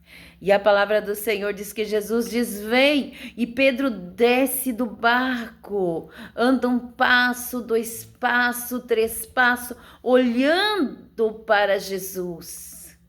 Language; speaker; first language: Portuguese; native; Portuguese